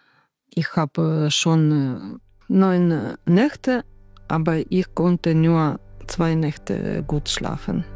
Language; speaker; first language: German; non-native, learner; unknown